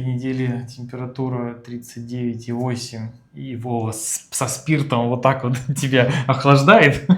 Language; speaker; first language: Russian; native; Russian